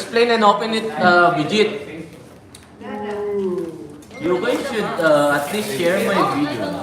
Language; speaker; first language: English; non-native, local second language; Filipino